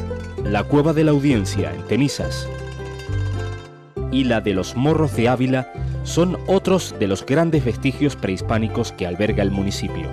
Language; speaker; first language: Spanish; native; Spanish